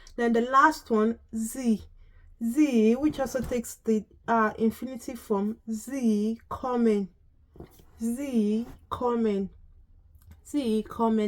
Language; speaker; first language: German; non-native, fluent; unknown